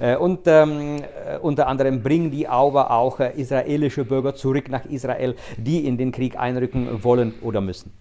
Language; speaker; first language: German; non-native, fluent; Czech